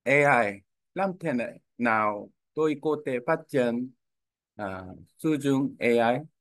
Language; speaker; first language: Vietnamese; non-native, learner; Korean